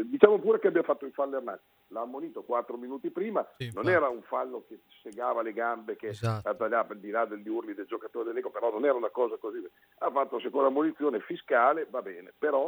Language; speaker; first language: Italian; native; Italian